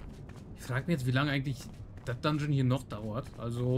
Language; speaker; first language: German; native; German